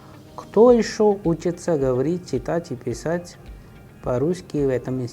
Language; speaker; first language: Russian; non-native, fluent; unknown